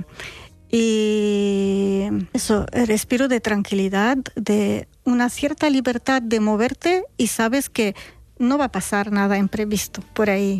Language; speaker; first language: Spanish; non-native, fluent; Arabic